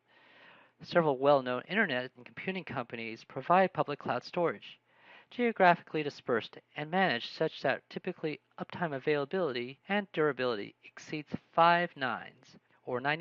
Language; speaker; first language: English; native; English